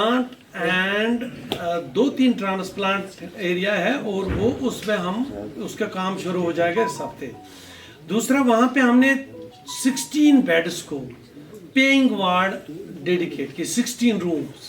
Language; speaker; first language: Hindi; non-native, local second language; Kashmiri